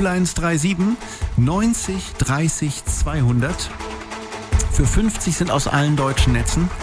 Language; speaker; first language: German; native; German